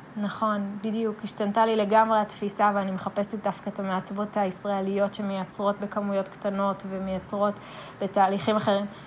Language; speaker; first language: Hebrew; native; Hebrew